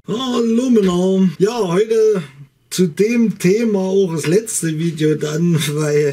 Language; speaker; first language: German; native; German